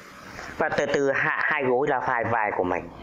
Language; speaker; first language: Vietnamese; native; Vietnamese